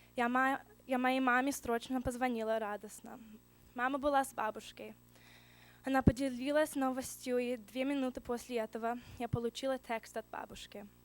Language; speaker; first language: Russian; early bilingual, heritage; Russian